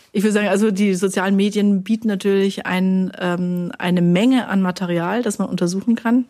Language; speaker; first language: German; native; German